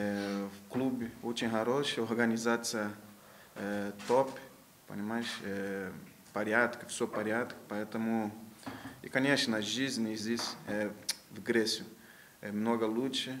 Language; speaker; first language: Russian; non-native, learner; Portuguese